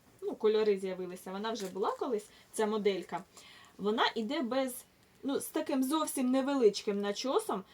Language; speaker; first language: Ukrainian; native; Ukrainian